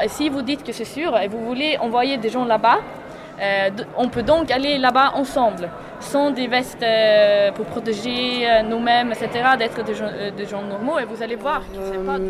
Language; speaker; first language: French; non-native, fluent; Swedish